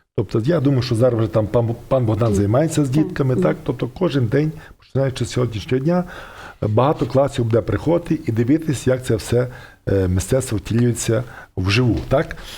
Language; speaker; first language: Ukrainian; native; Ukrainian